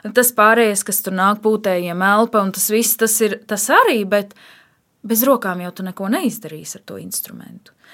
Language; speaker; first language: Latvian; native; Latvian